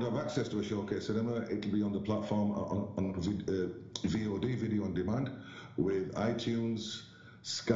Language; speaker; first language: English; native; English